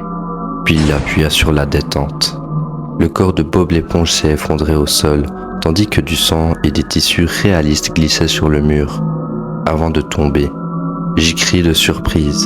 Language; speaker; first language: French; native; French